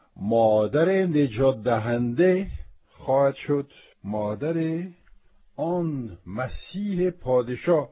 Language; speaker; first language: Persian; non-native, fluent; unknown